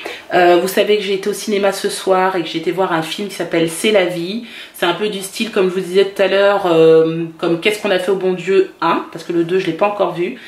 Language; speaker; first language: French; native; French